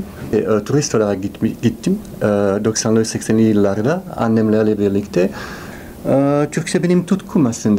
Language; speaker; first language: Turkish; non-native, fluent; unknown